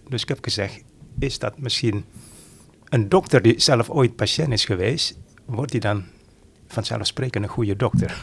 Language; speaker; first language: Dutch; non-native, fluent; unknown